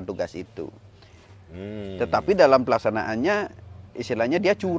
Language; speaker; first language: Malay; non-native, local second language; Balinese